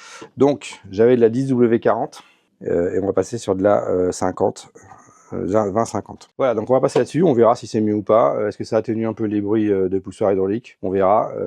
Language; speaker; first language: French; native; French